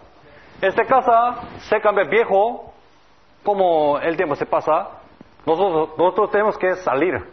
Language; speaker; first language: Spanish; non-native, learner; Korean